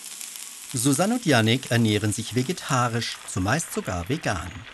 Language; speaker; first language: German; native; German